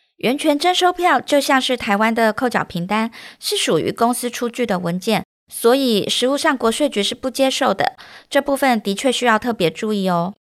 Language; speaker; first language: Chinese; native; Chinese